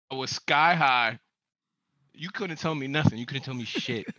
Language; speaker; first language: English; early bilingual, other home language; Spanish